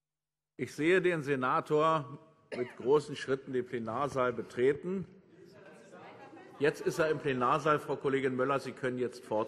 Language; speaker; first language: German; native; German